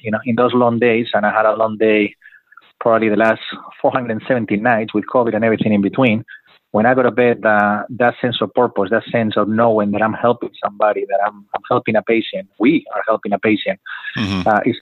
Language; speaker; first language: English; non-native, fluent; Spanish